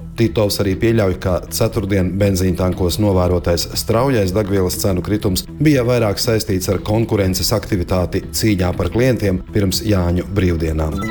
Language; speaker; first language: Latvian; non-native, local second language; Russian